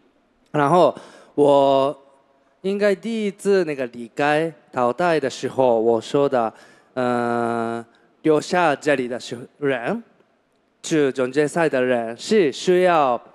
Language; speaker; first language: Chinese; non-native, learner; Japanese